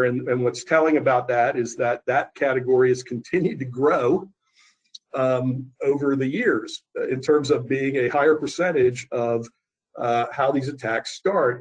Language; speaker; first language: English; native; English